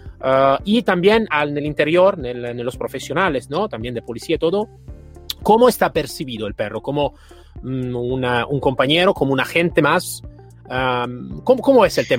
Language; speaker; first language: Spanish; non-native, fluent; Italian